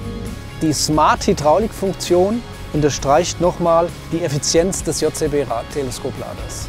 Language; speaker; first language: German; native; German